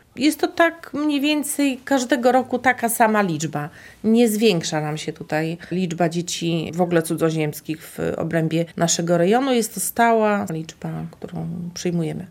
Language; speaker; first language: Polish; native; Polish